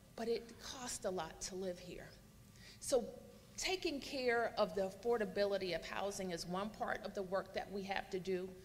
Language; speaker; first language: English; native; English